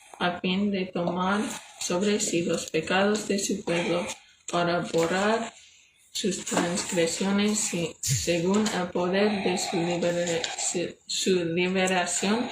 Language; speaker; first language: Spanish; non-native, learner; English